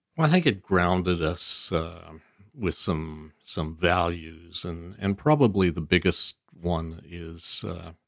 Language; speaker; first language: English; native; English